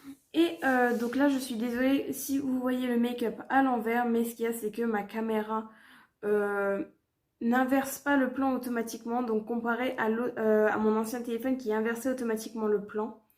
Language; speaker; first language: French; native; French